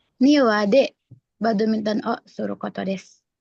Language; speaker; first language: Japanese; non-native, learner; Indonesian